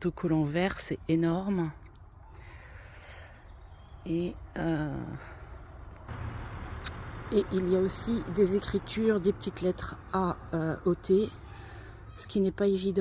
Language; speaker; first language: French; native; French